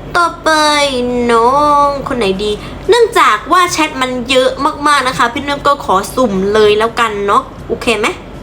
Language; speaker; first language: Thai; native; Thai